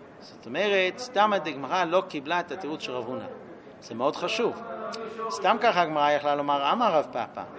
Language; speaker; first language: Hebrew; non-native, fluent; English